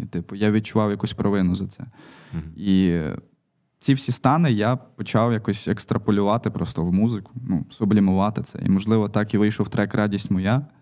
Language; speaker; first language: Ukrainian; non-native, local second language; Russian